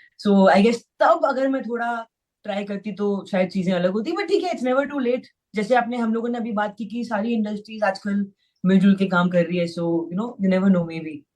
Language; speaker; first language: Hindi; native; Hindi